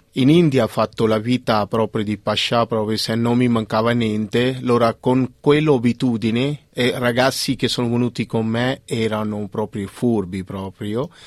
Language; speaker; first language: Italian; non-native, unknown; Punjabi